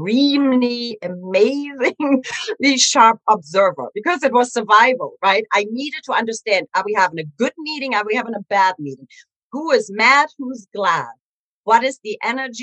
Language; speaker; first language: English; non-native, fluent; German